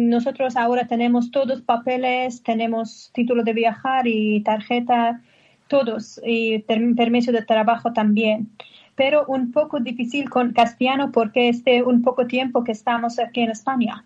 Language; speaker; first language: Spanish; non-native, learner; Persian